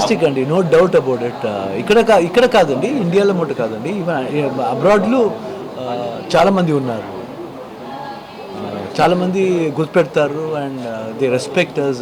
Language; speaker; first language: Telugu; non-native, learner; Kannada